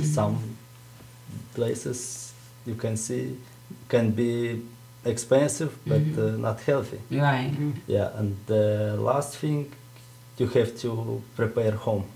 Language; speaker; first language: English; non-native, fluent; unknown